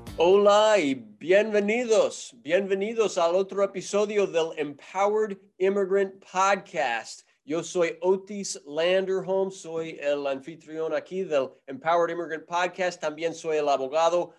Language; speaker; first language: Spanish; non-native, fluent; English